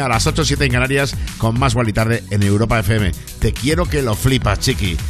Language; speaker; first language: Spanish; native; Spanish